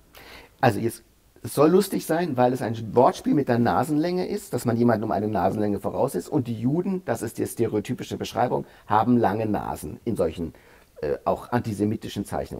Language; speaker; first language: German; native; German